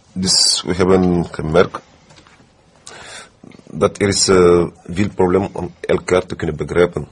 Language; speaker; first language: Dutch; non-native, fluent; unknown